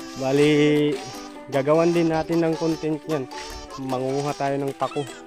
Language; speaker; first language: Filipino; non-native, local second language; Waray